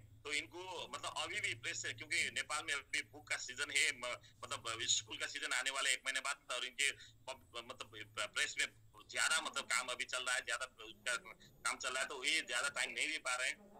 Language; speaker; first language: Hindi; native; Hindi